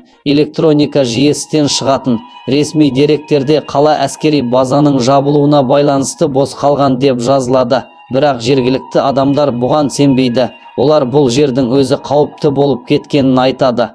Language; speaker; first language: Kazakh; native; Kazakh